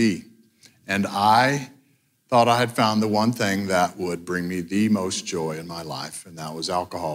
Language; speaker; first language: English; native; English